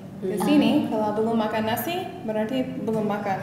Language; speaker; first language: Indonesian; non-native, fluent; English